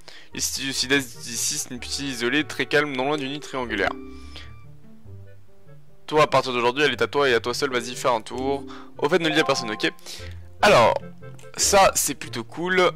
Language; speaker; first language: French; native; French